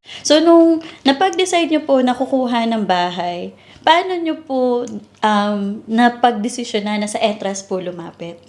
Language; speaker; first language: Filipino; native; Filipino